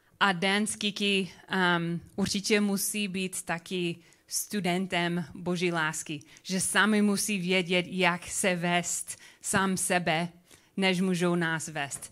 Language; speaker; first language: Czech; non-native, learner; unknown